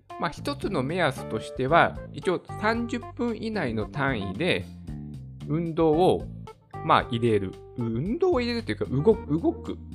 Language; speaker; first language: Japanese; native; Japanese